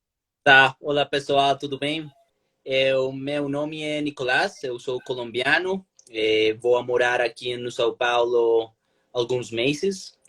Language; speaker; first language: Portuguese; non-native, learner; Spanish